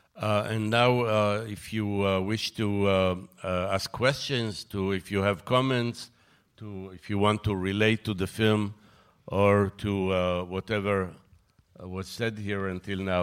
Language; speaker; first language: English; non-native, fluent; Hebrew